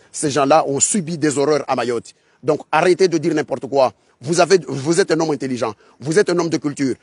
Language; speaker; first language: French; non-native, local second language; Ngazidja Comorian